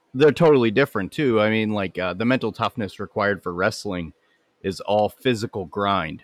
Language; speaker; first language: English; native; English